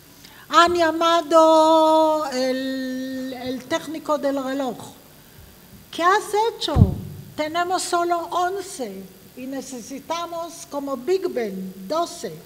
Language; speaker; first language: Spanish; non-native, fluent; Hebrew